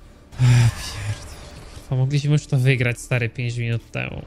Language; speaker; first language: Polish; native; Polish